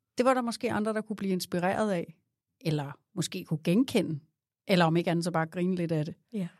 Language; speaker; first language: Danish; native; Danish